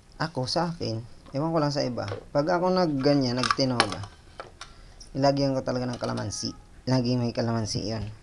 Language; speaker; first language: Filipino; non-native, local second language; Bikol